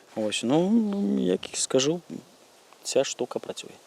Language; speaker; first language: Ukrainian; native; Ukrainian